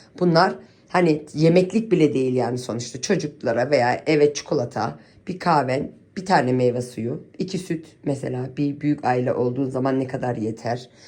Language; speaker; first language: Turkish; early bilingual, heritage; Turkish